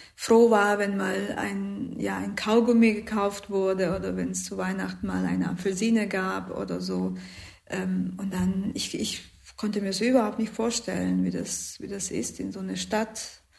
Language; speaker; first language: German; early bilingual, other home language; Croatian